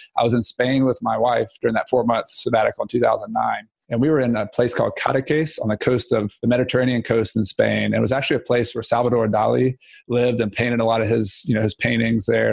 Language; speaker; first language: English; native; English